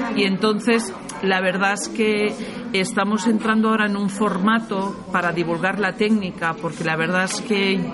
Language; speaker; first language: Spanish; native; Spanish